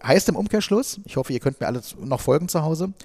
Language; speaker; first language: German; native; German